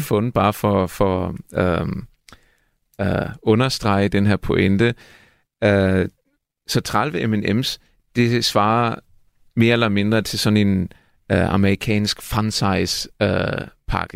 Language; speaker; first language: Danish; non-native, fluent; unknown